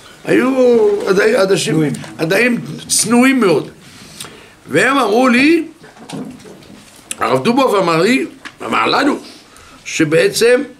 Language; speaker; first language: Hebrew; non-native, fluent; French